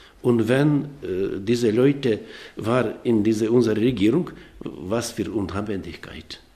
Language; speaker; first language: German; non-native, learner; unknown